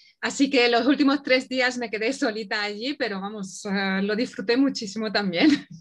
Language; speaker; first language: Spanish; early bilingual, other home language; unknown